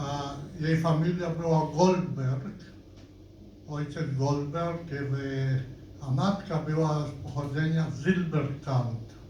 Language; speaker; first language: Polish; non-native, local second language; Yiddish